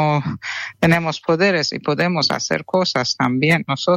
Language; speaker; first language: Spanish; non-native, fluent; Persian